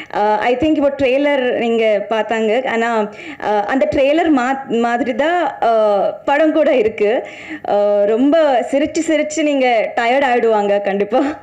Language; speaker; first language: Tamil; non-native, learner; Telugu